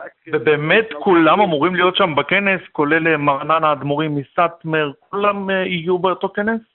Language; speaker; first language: Hebrew; native; Hebrew